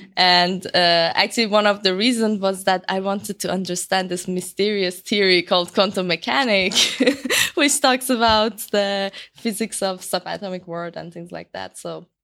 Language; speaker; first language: English; non-native, fluent; Persian